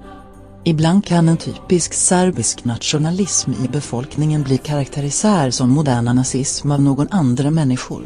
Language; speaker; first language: Swedish; non-native, learner; Croatian